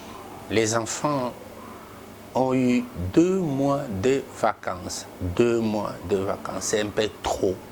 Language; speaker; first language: French; non-native, local second language; Lingala